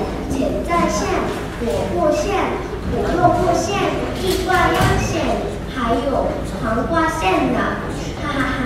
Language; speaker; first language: Chinese; non-native, learner; Korean